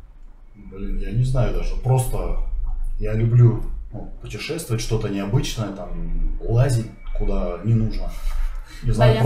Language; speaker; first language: Russian; native; Russian